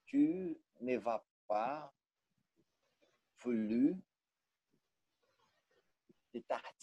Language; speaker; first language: French; non-native, learner; Portuguese